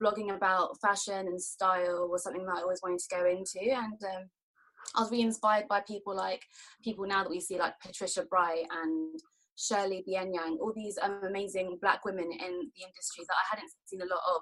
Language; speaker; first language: English; native; English